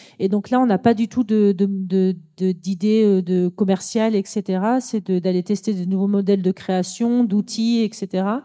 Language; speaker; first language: French; native; French